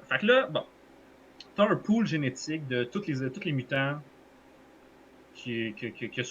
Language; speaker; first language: French; native; French